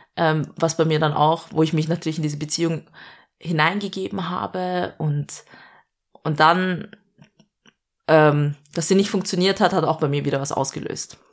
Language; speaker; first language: German; early bilingual, other home language; Malayalam